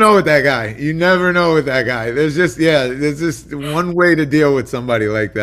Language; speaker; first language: English; native; English